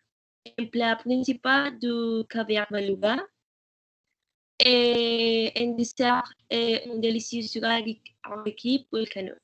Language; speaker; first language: French; non-native, learner; Spanish